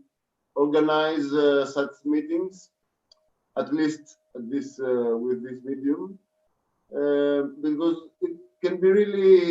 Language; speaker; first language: English; non-native, fluent; Greek